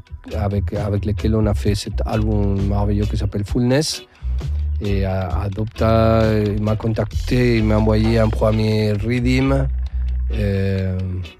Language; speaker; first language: French; non-native, fluent; Spanish